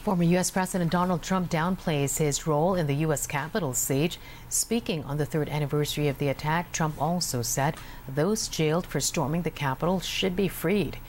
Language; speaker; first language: English; non-native, local second language; Filipino